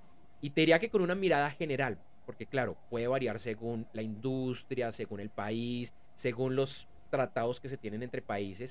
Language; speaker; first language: Spanish; native; Spanish